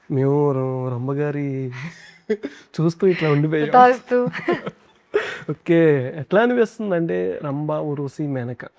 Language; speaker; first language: Telugu; native; Telugu